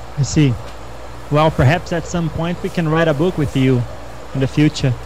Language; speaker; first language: English; non-native, fluent; Portuguese